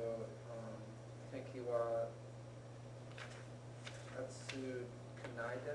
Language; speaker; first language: Japanese; non-native, learner; English